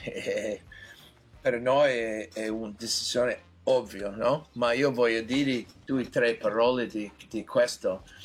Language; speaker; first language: Italian; non-native, fluent; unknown